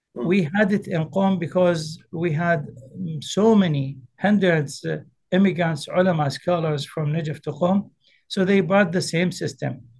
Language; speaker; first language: English; early bilingual, other home language; Arabic